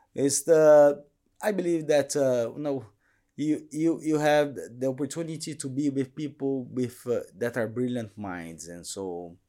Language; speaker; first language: English; non-native, fluent; Portuguese